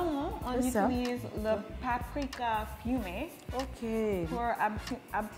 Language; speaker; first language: French; non-native, learner; English